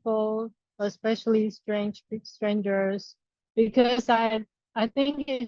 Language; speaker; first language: English; non-native, learner; Chinese